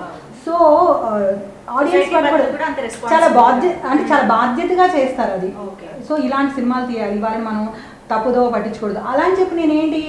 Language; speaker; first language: Telugu; native; Telugu